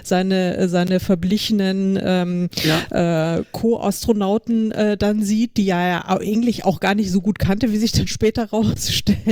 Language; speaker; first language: German; native; German